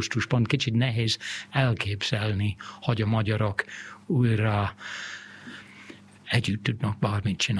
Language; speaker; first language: Hungarian; non-native, fluent; English